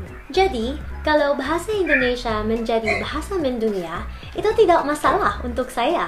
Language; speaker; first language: Indonesian; non-native, learner; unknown